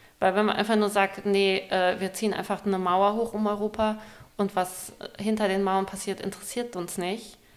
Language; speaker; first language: German; early bilingual, other home language; Persian